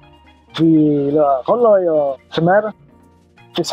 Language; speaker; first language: Danish; non-native, learner; Swahili